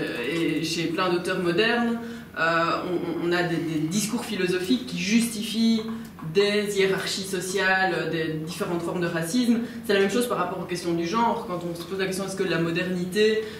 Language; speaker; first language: French; native; French